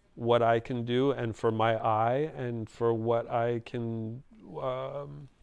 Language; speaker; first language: English; native; English